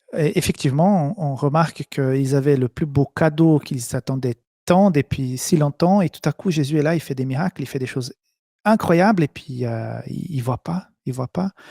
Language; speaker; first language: French; native; French